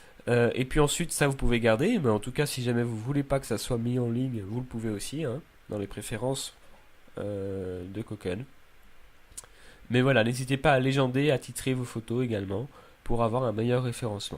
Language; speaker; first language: French; native; French